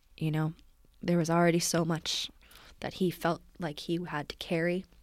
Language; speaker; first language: English; native; English